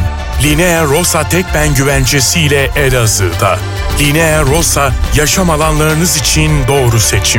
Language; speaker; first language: Turkish; native; Turkish